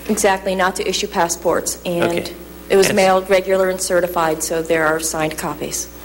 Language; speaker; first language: English; native; English